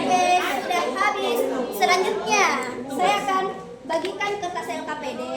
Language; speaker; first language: Indonesian; native; Indonesian